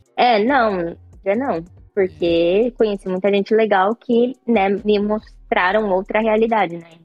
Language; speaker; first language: Portuguese; native; Portuguese